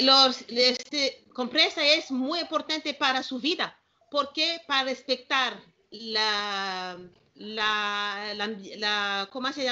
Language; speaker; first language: Spanish; non-native, learner; Malagasy